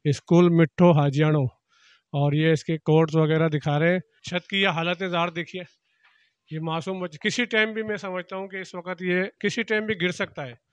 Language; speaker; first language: Urdu; non-native, local second language; Sindhi